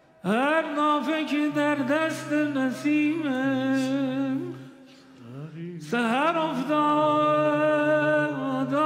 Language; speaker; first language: Persian; native; Persian